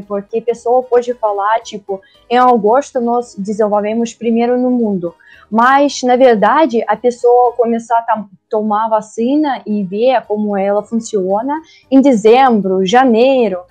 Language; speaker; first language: Portuguese; non-native, learner; Russian